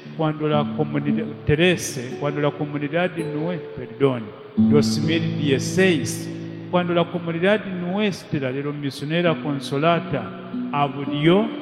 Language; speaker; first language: Spanish; non-native, fluent; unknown